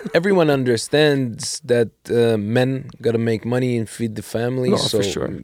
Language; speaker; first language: English; non-native, fluent; Russian